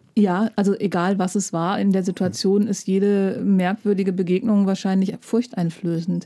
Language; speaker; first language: German; native; German